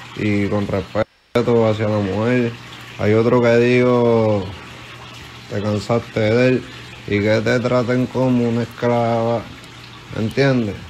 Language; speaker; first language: Spanish; native; Spanish